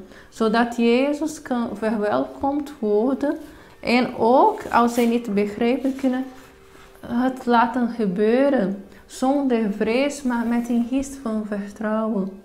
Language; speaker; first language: Dutch; non-native, fluent; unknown